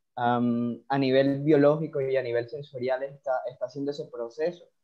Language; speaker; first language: Spanish; native; Spanish